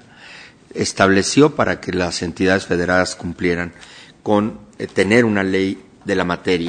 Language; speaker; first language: Spanish; native; Spanish